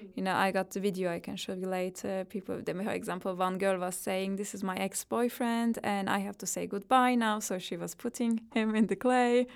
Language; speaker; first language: English; non-native, fluent; Turkish